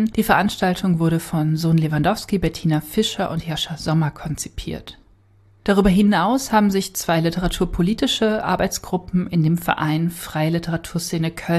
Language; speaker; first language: German; native; German